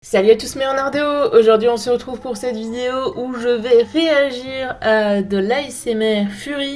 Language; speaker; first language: French; native; French